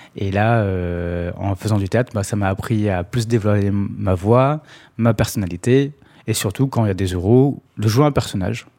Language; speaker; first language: French; native; French